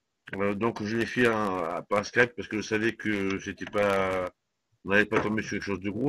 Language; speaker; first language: French; native; French